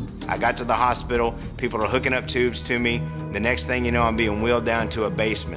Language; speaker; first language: English; native; English